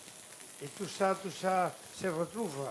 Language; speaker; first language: French; non-native, fluent; Catalan